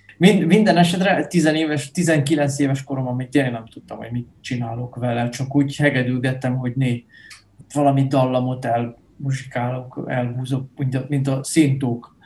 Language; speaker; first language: Hungarian; non-native, fluent; Dutch